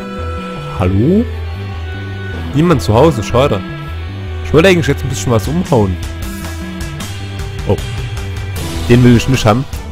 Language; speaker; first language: German; native; German